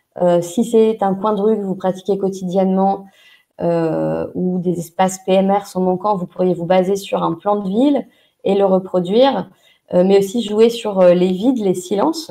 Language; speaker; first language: French; native; French